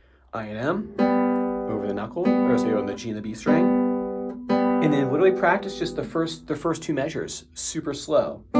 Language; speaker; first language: English; native; English